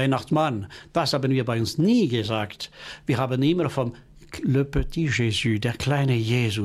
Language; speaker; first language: German; non-native, local second language; French